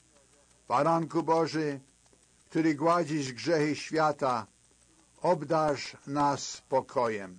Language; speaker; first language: Polish; native; Polish